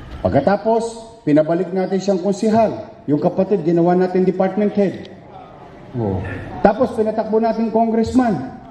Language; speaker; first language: Filipino; native; Filipino